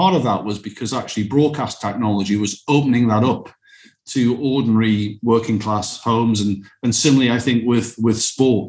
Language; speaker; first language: English; native; English